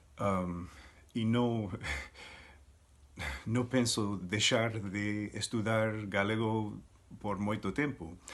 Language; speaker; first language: Galician; non-native, learner; English